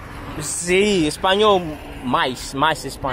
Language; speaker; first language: Portuguese; non-native, learner; English